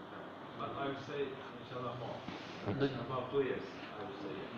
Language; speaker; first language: English; non-native, fluent; Turkish